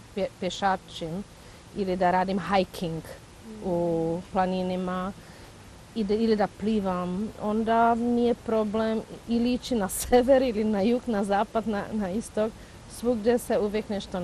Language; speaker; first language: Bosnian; non-native, fluent; Czech